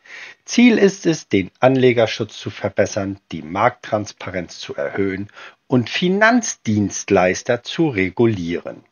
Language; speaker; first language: German; native; German